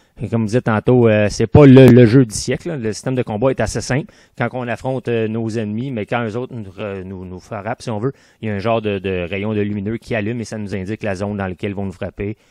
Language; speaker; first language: French; native; French